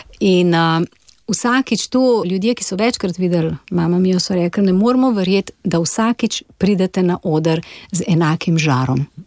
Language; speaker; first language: Slovenian; native; Slovenian